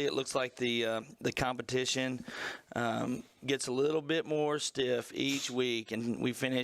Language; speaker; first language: English; native; English